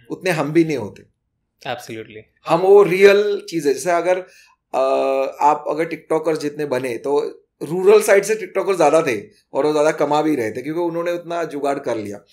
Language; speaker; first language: Hindi; non-native, local second language; Marathi